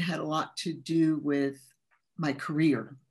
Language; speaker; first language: English; early bilingual, other home language; Spanish